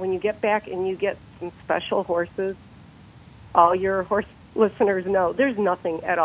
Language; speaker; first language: English; native; English